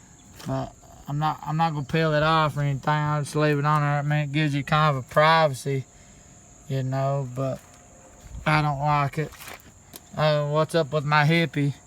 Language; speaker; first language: English; native; English